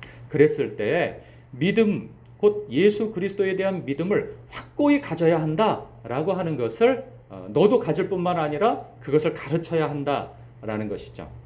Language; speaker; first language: Korean; native; Korean